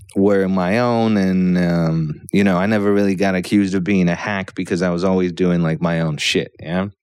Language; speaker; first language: English; early bilingual, other home language; Polish